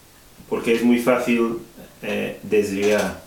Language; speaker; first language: Spanish; non-native, fluent; English